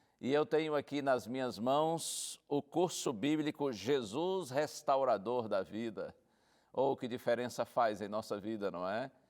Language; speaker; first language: Portuguese; native; Portuguese